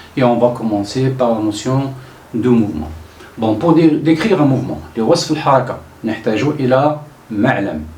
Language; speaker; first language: French; non-native, local second language; Arabic